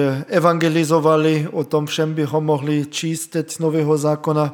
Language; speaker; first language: Czech; non-native, fluent; German